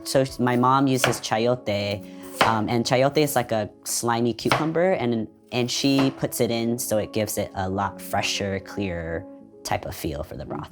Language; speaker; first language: English; early bilingual, other home language; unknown